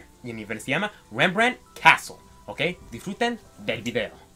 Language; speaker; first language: Spanish; early bilingual, heritage; Spanish